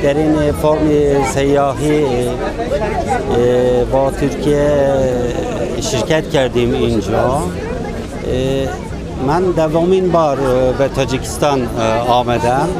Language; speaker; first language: Persian; non-native, fluent; Turkish